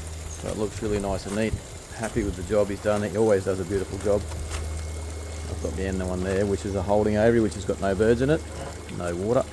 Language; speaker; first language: English; native; English